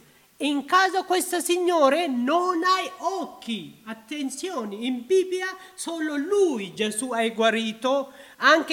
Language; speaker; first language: Italian; non-native, learner; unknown